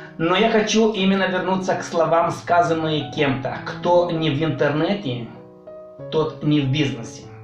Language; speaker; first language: Russian; non-native, local second language; Romanian